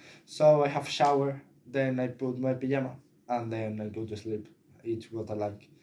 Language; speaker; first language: English; non-native, learner; Spanish